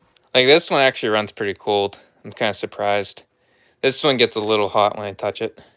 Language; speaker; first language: English; native; English